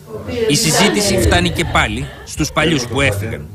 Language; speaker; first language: Greek; native; Greek